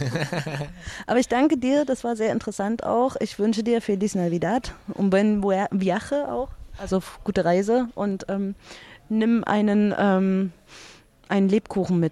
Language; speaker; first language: German; native; German